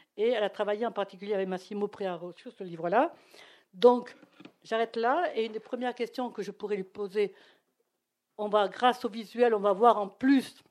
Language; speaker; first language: French; native; French